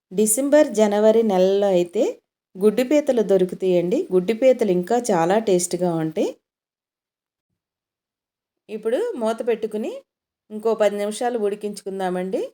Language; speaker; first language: Telugu; native; Telugu